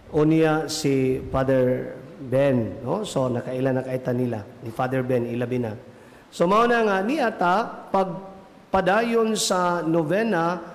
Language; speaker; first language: Cebuano; native; Cebuano